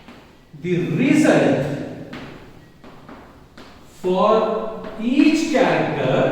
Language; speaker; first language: English; non-native, local second language; Hindi